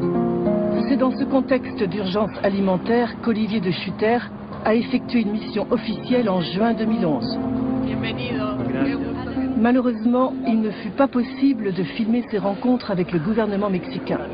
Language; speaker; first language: French; native; French